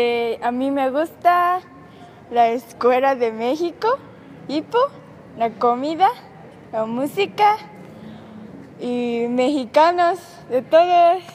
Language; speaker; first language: Spanish; non-native, learner; Japanese